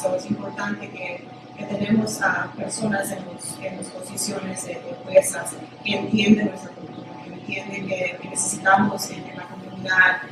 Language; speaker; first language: Spanish; early bilingual, other home language; English